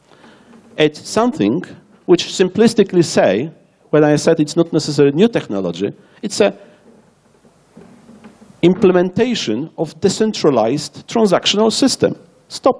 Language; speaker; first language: English; non-native, fluent; Polish